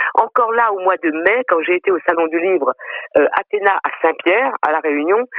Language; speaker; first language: French; non-native, local second language; Réunion Creole French